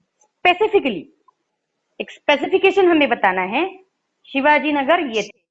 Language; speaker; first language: Hindi; non-native, local second language; Marathi